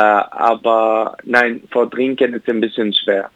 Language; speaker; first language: German; non-native, learner; Arabic